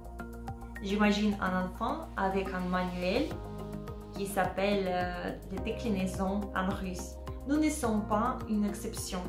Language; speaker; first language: French; non-native, fluent; Russian